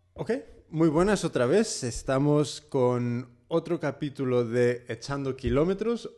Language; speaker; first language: Spanish; early bilingual, heritage; Spanish